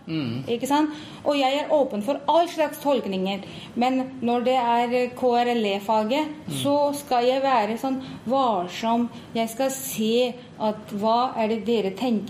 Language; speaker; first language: Norwegian; non-native, fluent; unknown